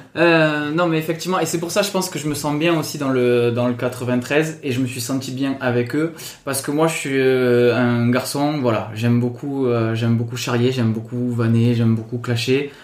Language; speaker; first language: French; native; French